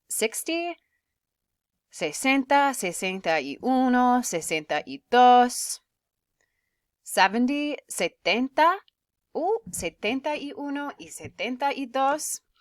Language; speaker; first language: Spanish; non-native, fluent; English